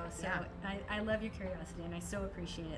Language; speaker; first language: English; native; English